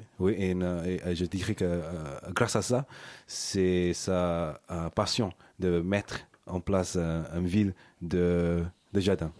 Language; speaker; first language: French; non-native, learner; English